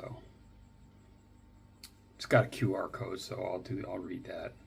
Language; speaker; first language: English; native; English